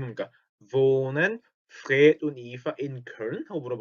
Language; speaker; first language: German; non-native, fluent; Korean